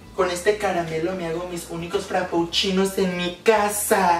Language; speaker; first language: Spanish; early bilingual, heritage; Spanish